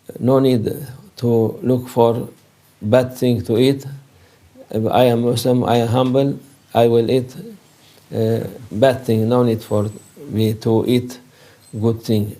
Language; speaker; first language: English; non-native, learner; Turkish